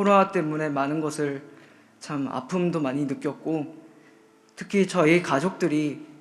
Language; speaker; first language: Korean; native; Korean